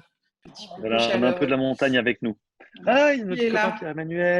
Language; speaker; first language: French; native; French